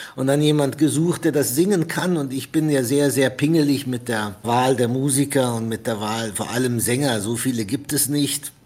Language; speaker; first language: German; non-native, fluent; Arabic